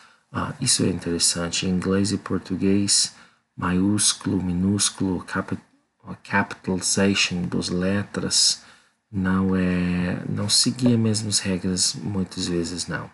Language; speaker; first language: Portuguese; non-native, learner; English